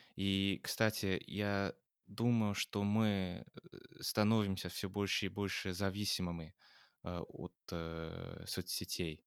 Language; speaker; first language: Russian; non-native, fluent; English